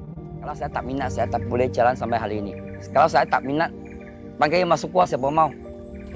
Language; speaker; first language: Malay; non-native, local second language; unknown